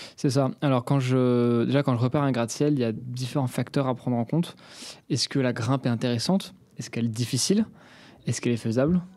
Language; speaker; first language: French; native; French